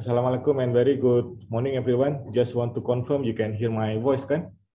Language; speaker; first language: English; non-native, fluent; Indonesian